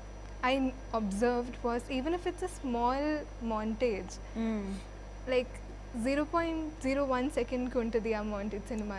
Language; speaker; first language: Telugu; non-native, fluent; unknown